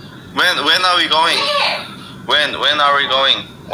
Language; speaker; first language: English; non-native, learner; Korean